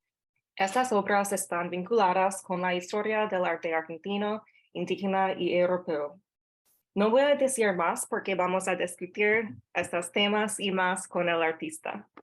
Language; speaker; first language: Spanish; non-native, fluent; English